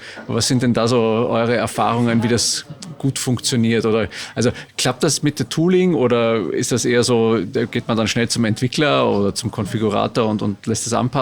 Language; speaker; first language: German; native; German